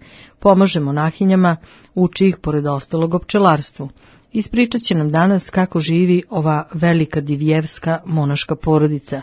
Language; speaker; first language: Serbian; native; Serbian